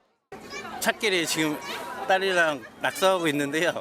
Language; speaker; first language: Korean; native; Korean